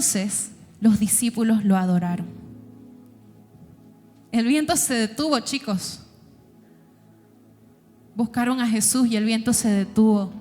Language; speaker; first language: Spanish; native; Spanish